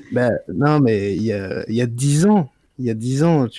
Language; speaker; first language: French; native; French